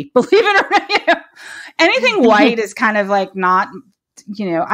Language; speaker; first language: English; native; English